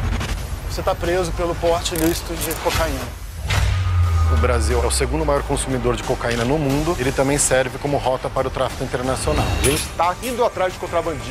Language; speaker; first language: Portuguese; native; Portuguese